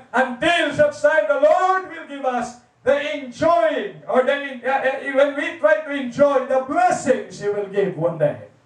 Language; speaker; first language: English; non-native, local second language; Filipino